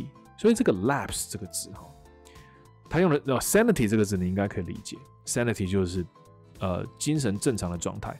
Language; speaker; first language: Chinese; native; Chinese